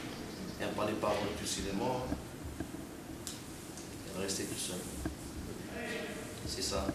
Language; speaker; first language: French; non-native, learner; Arabic